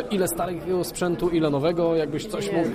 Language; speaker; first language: Polish; native; Polish